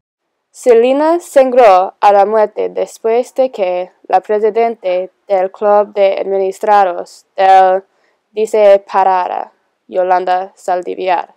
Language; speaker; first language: Spanish; non-native, learner; English